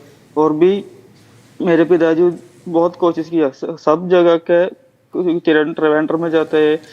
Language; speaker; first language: Hindi; non-native, local second language; Malayalam